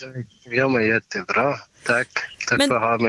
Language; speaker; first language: Swedish; non-native, learner; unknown